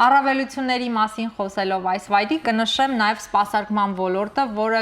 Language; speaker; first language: Armenian; native; Armenian